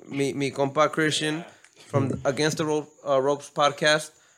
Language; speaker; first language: English; early bilingual, other home language; Spanish